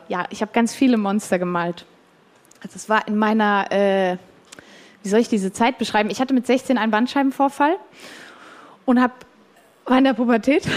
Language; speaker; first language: German; native; German